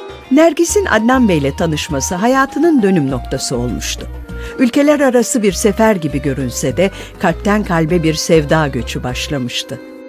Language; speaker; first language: Turkish; native; Turkish